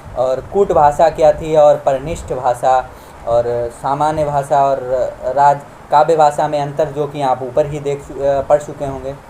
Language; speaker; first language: Hindi; native; Hindi